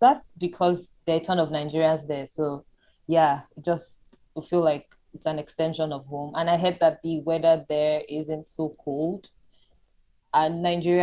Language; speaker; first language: English; non-native, local second language; Yoruba